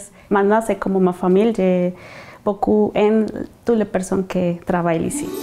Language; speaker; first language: French; non-native, learner; Spanish